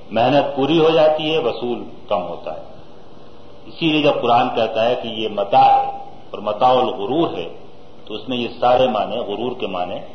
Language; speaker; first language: Urdu; native; Urdu